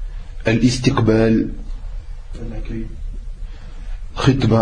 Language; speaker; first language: Arabic; non-native, fluent; French